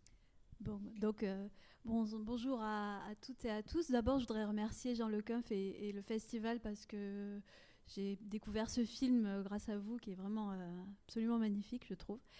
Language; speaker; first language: French; native; French